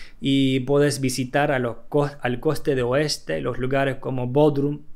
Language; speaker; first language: Spanish; non-native, fluent; Turkish